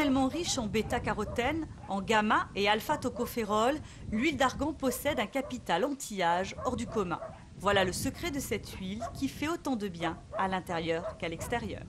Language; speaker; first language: French; native; French